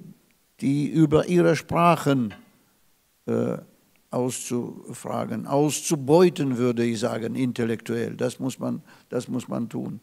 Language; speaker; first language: German; non-native, fluent; Russian